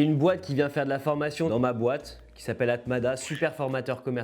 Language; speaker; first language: French; native; French